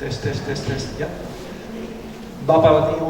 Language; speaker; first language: Indonesian; non-native, fluent; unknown